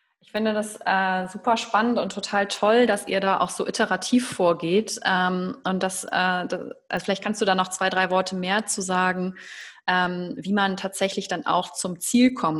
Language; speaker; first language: German; native; German